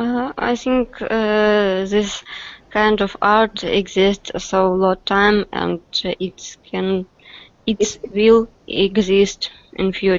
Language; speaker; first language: English; non-native, learner; Russian